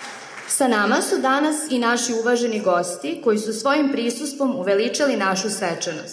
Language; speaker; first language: Serbian; native; Serbian